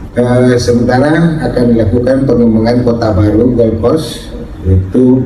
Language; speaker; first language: Indonesian; native; Indonesian